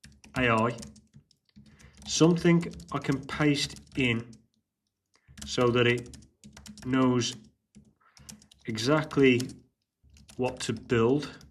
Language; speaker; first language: English; native; English